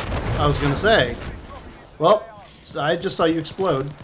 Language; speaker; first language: English; native; English